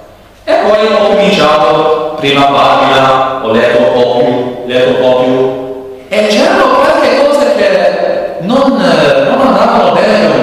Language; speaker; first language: Italian; non-native, learner; English